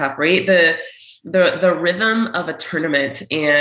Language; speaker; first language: English; native; English